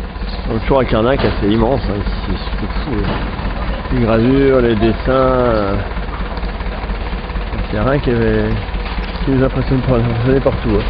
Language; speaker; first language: French; native; French